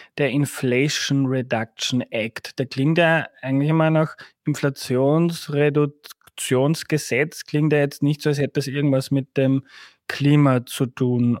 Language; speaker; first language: German; native; German